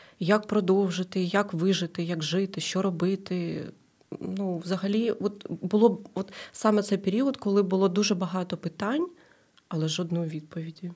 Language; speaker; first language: Ukrainian; native; Ukrainian